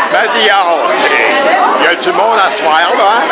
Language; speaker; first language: French; native; French